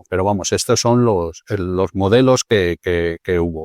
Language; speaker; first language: Spanish; native; Spanish